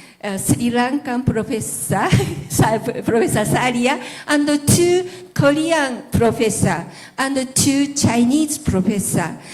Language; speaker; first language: English; non-native, learner; Japanese